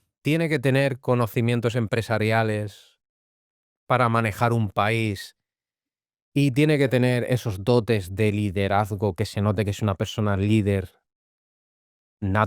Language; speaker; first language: Spanish; native; Spanish